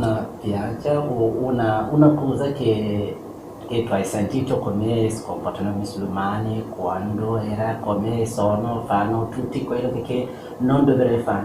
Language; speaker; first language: Italian; non-native, learner; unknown